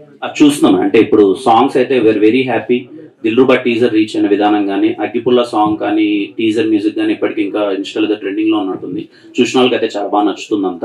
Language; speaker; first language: Telugu; native; Telugu